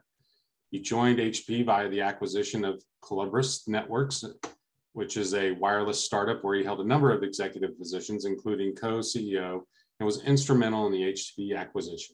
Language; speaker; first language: English; native; English